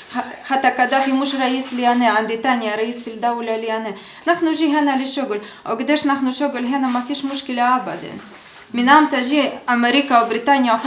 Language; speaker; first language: Arabic; non-native, learner; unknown